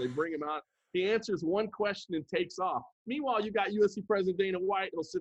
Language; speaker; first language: English; native; English